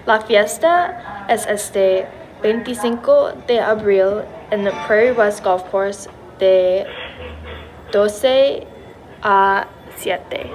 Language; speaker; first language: Spanish; non-native, learner; English